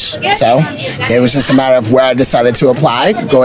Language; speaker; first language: English; native; English